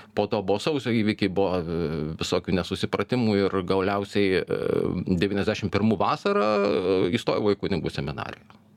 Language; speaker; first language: Lithuanian; native; Lithuanian